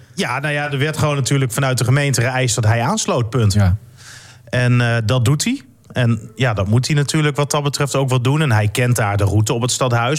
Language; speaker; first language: Dutch; native; Dutch